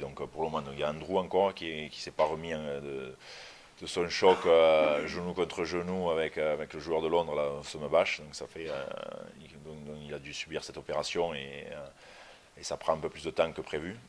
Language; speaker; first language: French; native; French